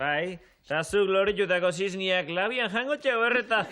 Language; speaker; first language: Basque; native; Basque